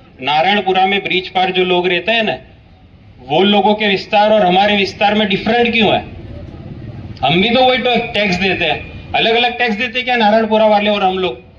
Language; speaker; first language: Hindi; non-native, local second language; Gujarati